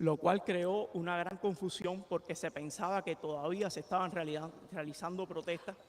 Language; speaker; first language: Spanish; native; Spanish